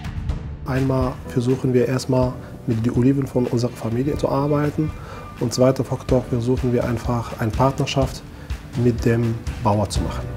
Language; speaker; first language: German; non-native, fluent; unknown